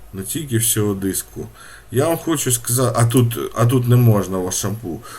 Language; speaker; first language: Ukrainian; non-native, local second language; Russian